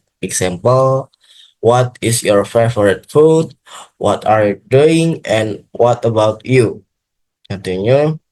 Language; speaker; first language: English; non-native, learner; Indonesian